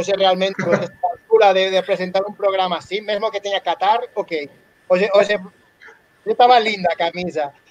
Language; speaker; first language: Portuguese; non-native, learner; Spanish